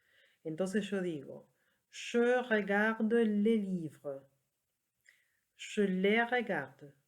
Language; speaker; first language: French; non-native, fluent; Spanish